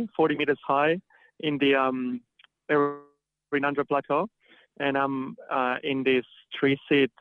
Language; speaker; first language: English; non-native, fluent; Catalan